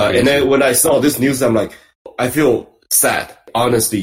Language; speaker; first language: English; non-native, fluent; Chinese